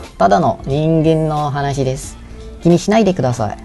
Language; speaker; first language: Japanese; non-native, fluent; Malay